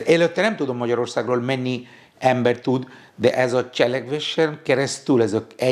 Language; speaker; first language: Hungarian; non-native, fluent; Bangla